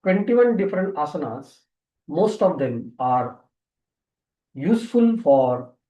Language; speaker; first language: English; non-native, local second language; Marathi